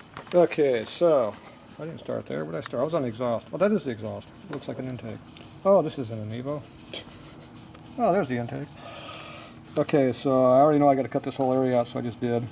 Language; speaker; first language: English; native; English